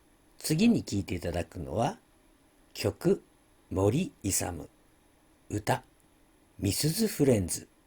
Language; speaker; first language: Japanese; native; Japanese